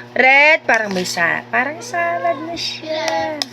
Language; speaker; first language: Filipino; native; Filipino